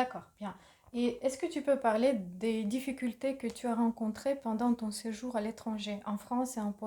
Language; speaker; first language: French; non-native, fluent; Russian